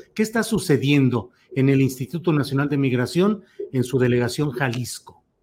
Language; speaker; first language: Spanish; native; Spanish